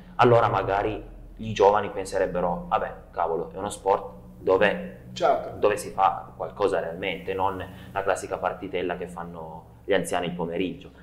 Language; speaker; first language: Italian; native; Italian